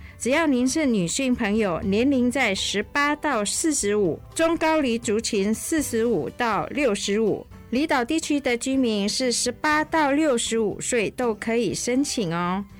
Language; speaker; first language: Chinese; non-native, fluent; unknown